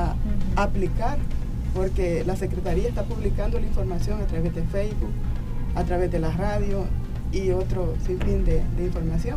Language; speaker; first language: Spanish; native; Spanish